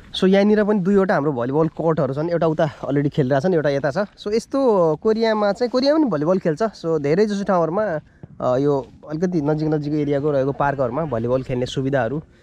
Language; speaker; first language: Nepali; native; Nepali